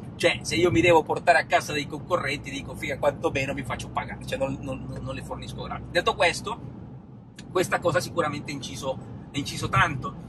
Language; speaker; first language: Italian; non-native, fluent; Spanish